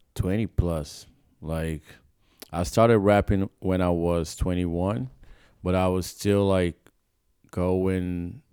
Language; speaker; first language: English; non-native, fluent; Portuguese